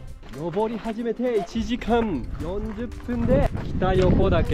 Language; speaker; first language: Japanese; native; Japanese